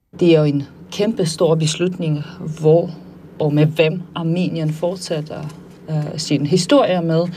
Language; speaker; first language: Danish; non-native, fluent; Armenian